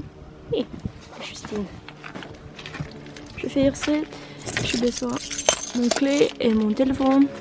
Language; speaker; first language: French; non-native, learner; Norwegian